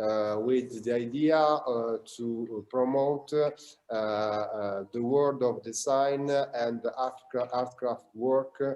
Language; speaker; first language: English; non-native, learner; Italian